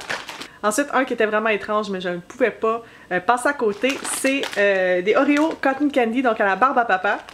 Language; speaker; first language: French; native; French